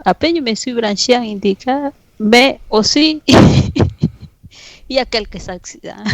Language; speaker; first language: French; non-native, fluent; Spanish